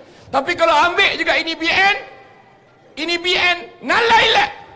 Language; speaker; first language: Malay; native; Malay